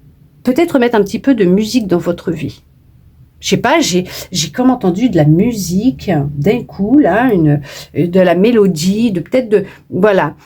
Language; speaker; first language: French; native; French